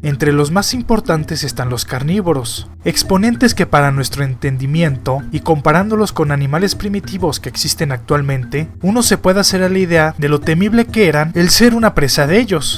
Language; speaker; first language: Spanish; native; Spanish